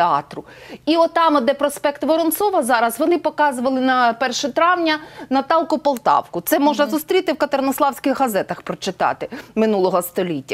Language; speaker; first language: Ukrainian; native; Ukrainian